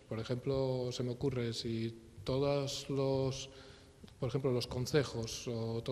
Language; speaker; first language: Spanish; native; Spanish